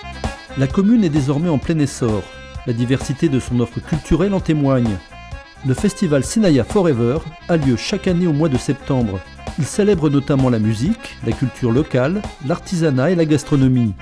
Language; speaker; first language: French; native; French